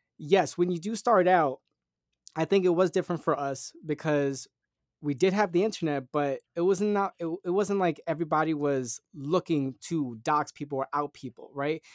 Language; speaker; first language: English; native; English